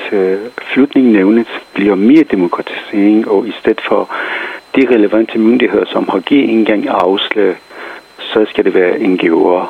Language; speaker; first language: Danish; non-native, fluent; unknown